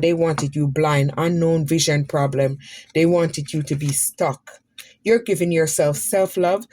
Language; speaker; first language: English; native; English